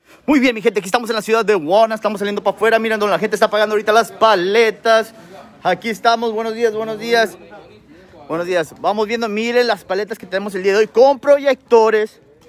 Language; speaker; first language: Spanish; early bilingual, heritage; Spanish